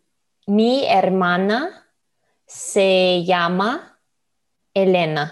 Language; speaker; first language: Spanish; non-native, learner; Russian